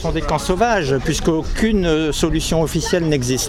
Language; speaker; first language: French; native; French